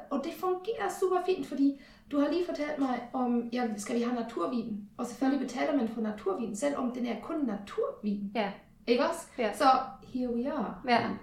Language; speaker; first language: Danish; non-native, fluent; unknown